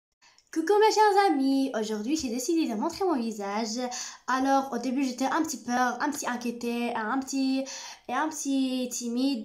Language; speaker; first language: French; non-native, learner; Arabic